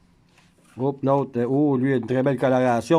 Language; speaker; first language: French; native; French